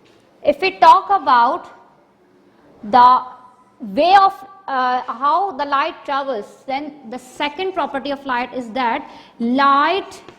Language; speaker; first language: English; non-native, local second language; Urdu